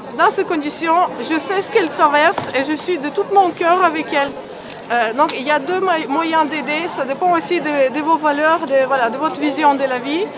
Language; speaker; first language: French; non-native, fluent; Ukrainian